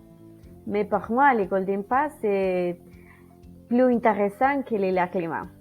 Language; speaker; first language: French; non-native, learner; Spanish